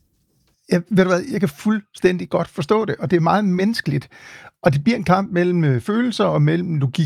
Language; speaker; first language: Danish; native; Danish